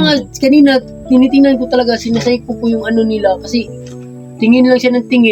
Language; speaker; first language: Filipino; non-native, local second language; Cebuano